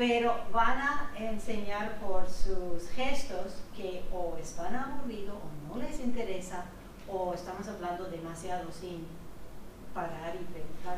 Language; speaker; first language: Spanish; non-native, fluent; English